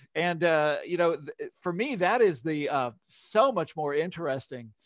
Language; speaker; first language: English; native; English